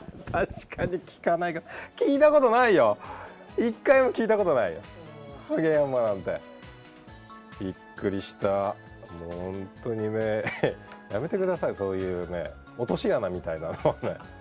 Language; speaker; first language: Japanese; native; Japanese